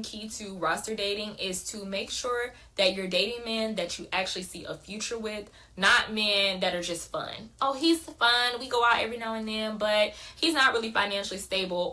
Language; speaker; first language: English; native; English